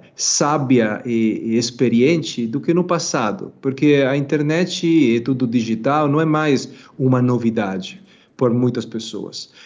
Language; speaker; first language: Portuguese; non-native, fluent; Italian